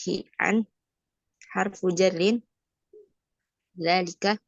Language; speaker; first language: Arabic; non-native, learner; Indonesian